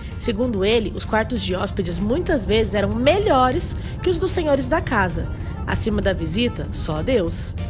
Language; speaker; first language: Portuguese; native; Portuguese